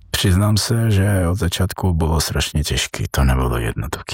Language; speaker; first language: Czech; non-native, learner; Georgian